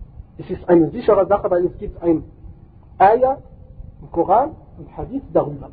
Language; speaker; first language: German; non-native, fluent; Arabic